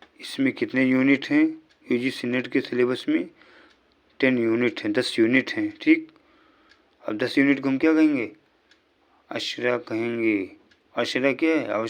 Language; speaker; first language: Urdu; native; Urdu